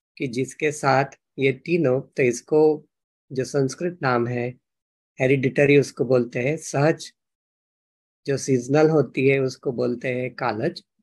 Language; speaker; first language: Hindi; non-native, local second language; Marathi